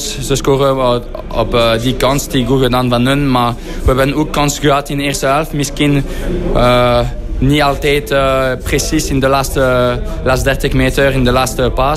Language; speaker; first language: Dutch; non-native, fluent; French